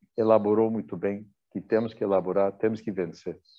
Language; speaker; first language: Portuguese; non-native, fluent; English